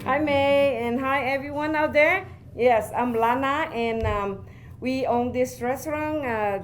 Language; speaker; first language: English; non-native, learner; Cantonese